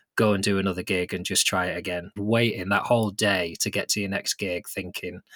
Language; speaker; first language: English; native; English